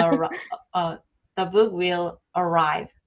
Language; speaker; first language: English; non-native, learner; Korean